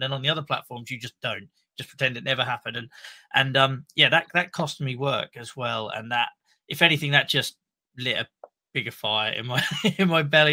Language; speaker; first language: English; native; English